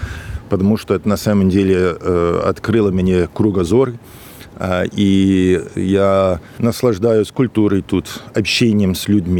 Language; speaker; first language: Russian; non-native, fluent; English